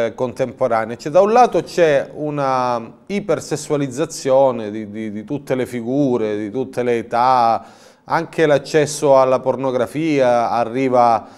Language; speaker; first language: Italian; native; Italian